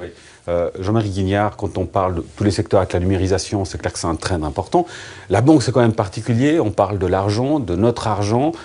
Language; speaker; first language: French; native; French